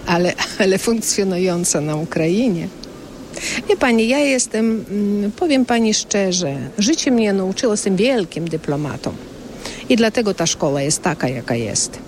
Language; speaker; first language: Polish; early bilingual, heritage; Polish